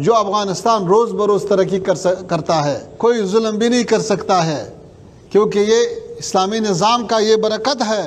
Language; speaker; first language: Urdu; non-native, fluent; Pashto